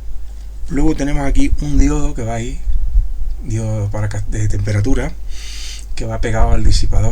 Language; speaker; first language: Spanish; native; Spanish